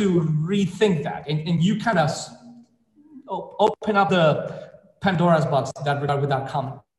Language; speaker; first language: English; non-native, fluent; Spanish